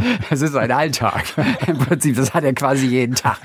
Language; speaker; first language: German; native; German